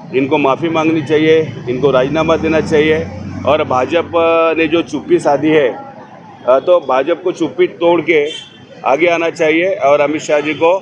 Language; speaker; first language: Hindi; non-native, local second language; Marathi